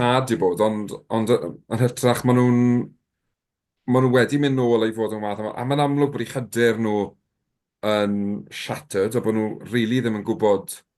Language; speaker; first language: Welsh; native; Welsh